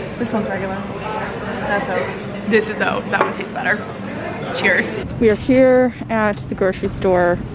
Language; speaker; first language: English; native; English